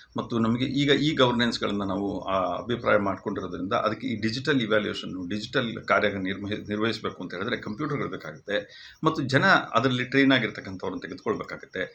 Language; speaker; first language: Kannada; native; Kannada